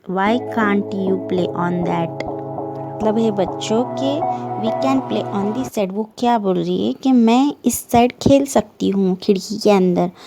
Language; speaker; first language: Urdu; native; Urdu